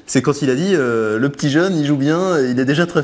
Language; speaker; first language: French; native; French